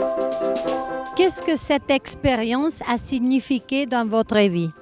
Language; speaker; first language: French; non-native, learner; Spanish